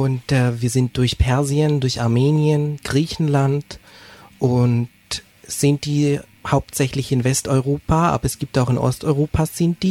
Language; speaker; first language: German; native; German